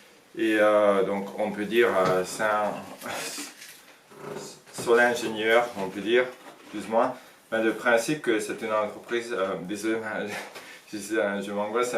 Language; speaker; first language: French; non-native, fluent; Hungarian